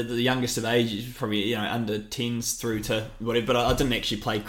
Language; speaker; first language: English; native; English